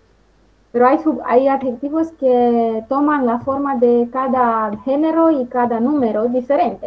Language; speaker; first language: Spanish; non-native, fluent; Romanian